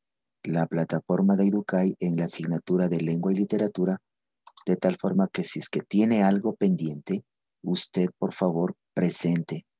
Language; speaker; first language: Spanish; native; Spanish